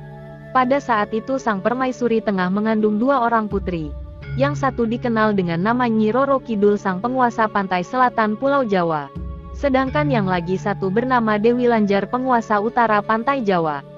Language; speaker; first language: Indonesian; native; Indonesian